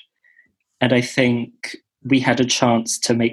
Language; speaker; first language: English; native; English